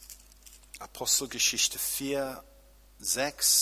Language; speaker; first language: German; non-native, fluent; English